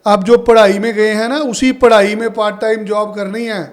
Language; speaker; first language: Hindi; non-native, local second language; Punjabi